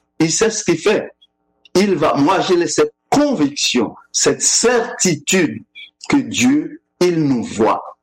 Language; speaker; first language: French; non-native, local second language; Haitian Creole